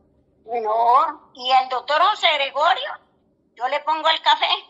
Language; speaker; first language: Spanish; native; Spanish